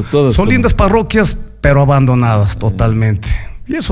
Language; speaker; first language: Spanish; native; Spanish